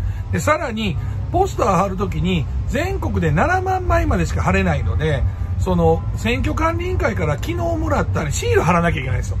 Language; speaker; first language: Japanese; native; Japanese